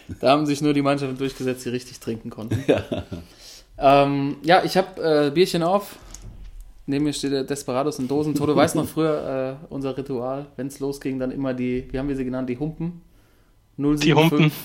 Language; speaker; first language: German; native; German